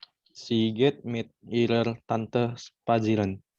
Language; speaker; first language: German; non-native, learner; Indonesian